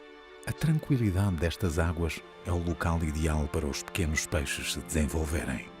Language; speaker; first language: Portuguese; native; Portuguese